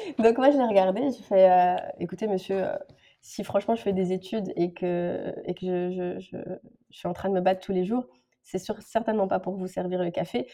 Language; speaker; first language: French; non-native, local second language; Arabic